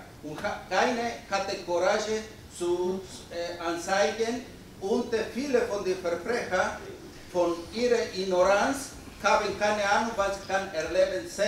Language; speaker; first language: German; non-native, learner; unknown